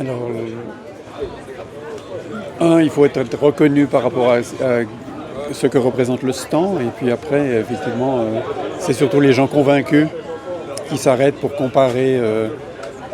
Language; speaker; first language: French; native; French